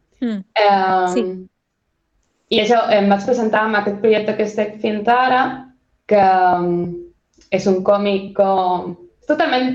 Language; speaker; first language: Catalan; non-native, local second language; Spanish